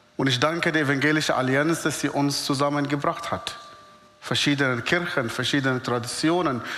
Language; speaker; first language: German; non-native, fluent; Arabic